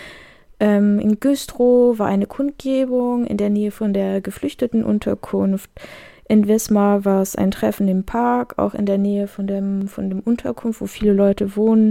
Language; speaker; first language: German; native; German